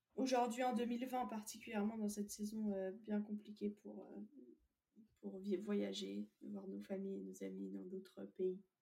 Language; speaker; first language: French; native; French